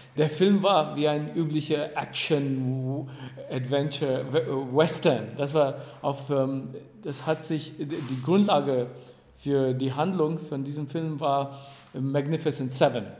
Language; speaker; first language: German; non-native, fluent; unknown